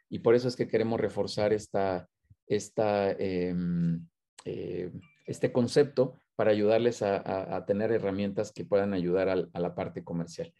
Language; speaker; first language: Spanish; native; Spanish